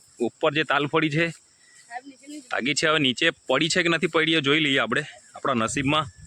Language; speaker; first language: Gujarati; non-native, local second language; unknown